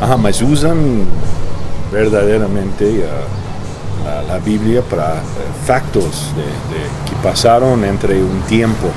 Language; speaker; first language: Spanish; early bilingual, heritage; English